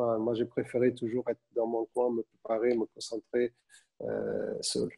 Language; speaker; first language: French; non-native, fluent; Portuguese